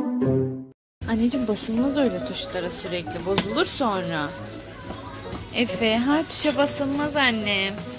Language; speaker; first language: Turkish; native; Turkish